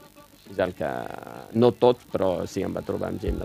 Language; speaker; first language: Catalan; non-native, fluent; Riffian